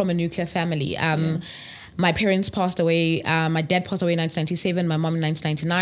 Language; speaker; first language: English; non-native, local second language; Zulu